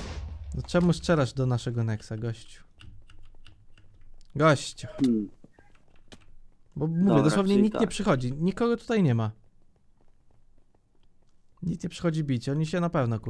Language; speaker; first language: Polish; native; Polish